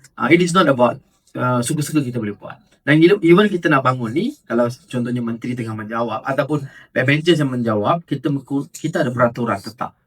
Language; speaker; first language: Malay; non-native, local second language; Tamil